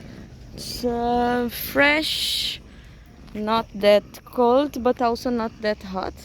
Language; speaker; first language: English; non-native, learner; Portuguese